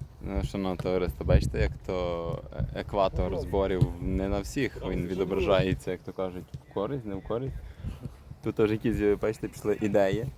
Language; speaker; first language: Ukrainian; native; Ukrainian